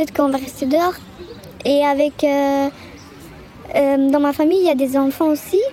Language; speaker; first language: French; early bilingual, other home language; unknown